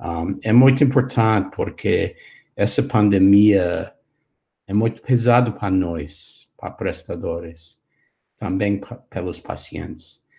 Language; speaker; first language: Portuguese; non-native, fluent; English